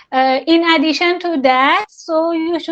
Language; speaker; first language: English; non-native, learner; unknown